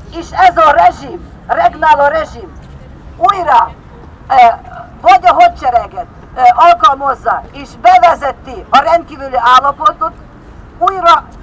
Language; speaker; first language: Hungarian; non-native, fluent; Ukrainian